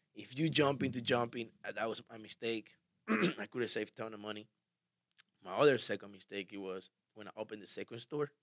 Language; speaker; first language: English; early bilingual, other home language; Spanish